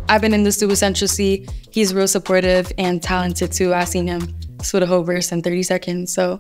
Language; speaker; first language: English; native; English